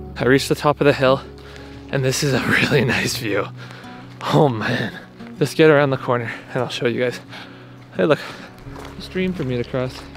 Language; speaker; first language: English; native; English